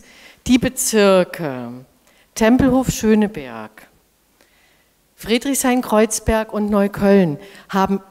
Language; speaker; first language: German; native; German